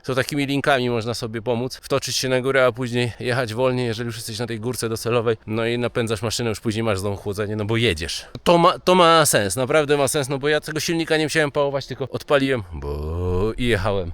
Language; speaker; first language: Polish; native; Polish